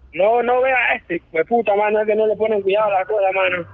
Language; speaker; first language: Spanish; native; Spanish